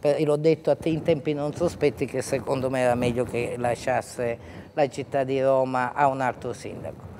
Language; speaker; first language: Italian; native; Italian